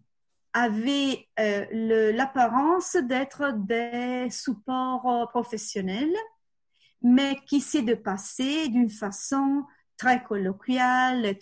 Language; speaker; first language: French; non-native, fluent; Italian